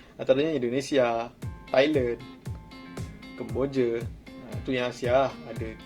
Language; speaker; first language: Malay; native; Malay